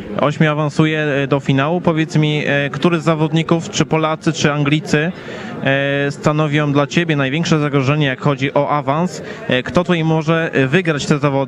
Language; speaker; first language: Polish; native; Polish